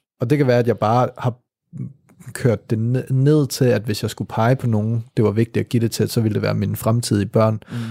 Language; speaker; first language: Danish; native; Danish